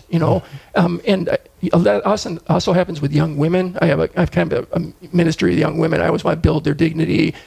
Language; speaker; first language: English; native; English